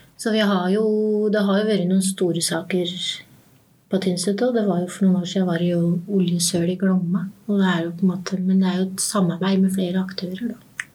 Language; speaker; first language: Norwegian; native; Norwegian